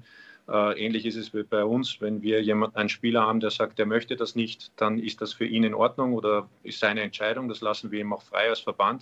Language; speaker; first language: German; native; German